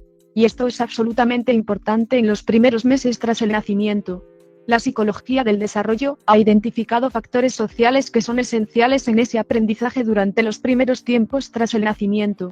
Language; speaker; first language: Spanish; native; Spanish